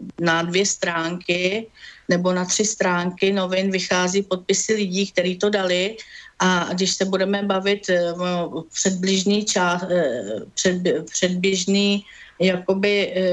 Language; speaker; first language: Czech; native; Czech